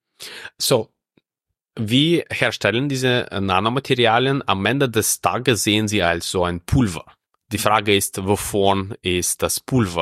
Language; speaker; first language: German; non-native, fluent; Russian